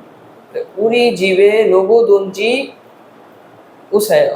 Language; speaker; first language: Korean; non-native, learner; Bangla